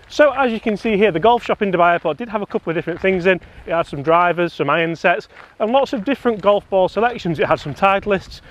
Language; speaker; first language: English; native; English